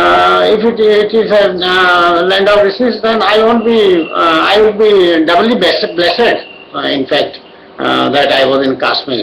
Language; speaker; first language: English; non-native, local second language; Odia